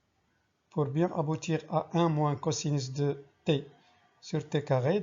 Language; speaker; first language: French; non-native, local second language; Arabic